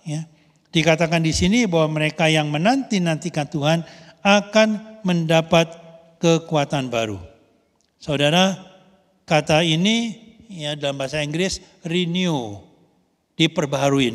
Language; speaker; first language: Indonesian; native; Indonesian